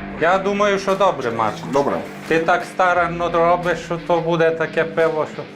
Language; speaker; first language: Ukrainian; native; Ukrainian